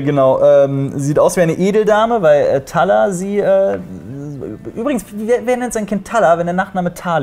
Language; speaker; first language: German; native; German